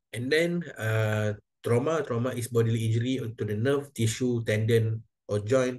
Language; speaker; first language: English; non-native, local second language; Malay